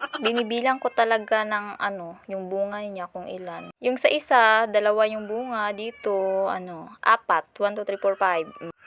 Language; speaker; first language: Filipino; non-native, local second language; Cebuano